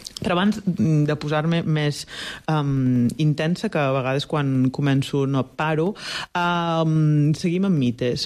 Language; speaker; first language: Catalan; native; Catalan